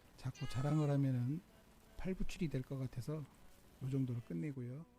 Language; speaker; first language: Korean; native; Korean